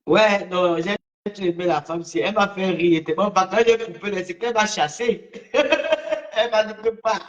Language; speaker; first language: French; native; French